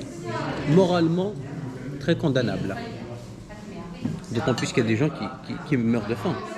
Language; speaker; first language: French; native; French